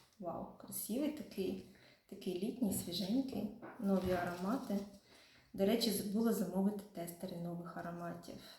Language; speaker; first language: Ukrainian; non-native, local second language; Russian